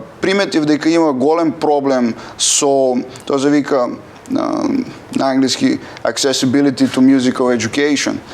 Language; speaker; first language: Macedonian; native; Macedonian